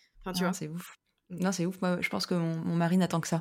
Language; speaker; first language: French; native; French